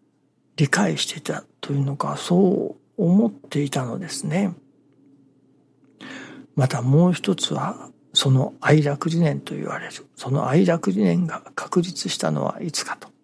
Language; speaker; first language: Japanese; native; Japanese